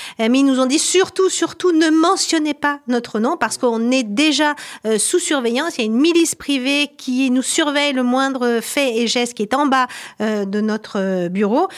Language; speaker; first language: French; native; French